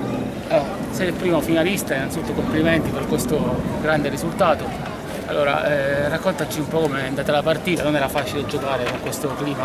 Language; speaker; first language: Italian; native; Italian